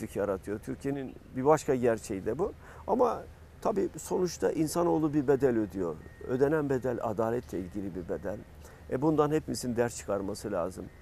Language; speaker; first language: Turkish; native; Turkish